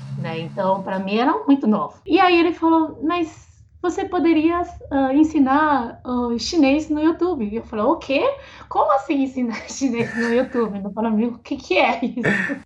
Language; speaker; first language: Portuguese; non-native, fluent; Chinese